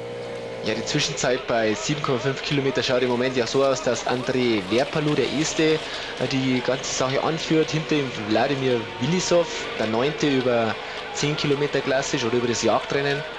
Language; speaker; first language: German; native; German